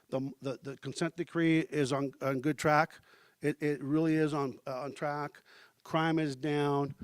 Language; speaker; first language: English; early bilingual, heritage; Spanish